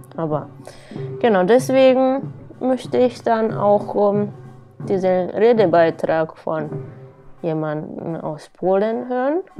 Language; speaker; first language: German; non-native, fluent; Japanese